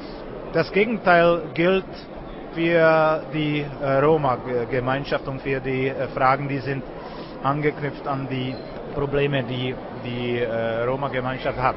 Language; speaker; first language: German; non-native, fluent; Czech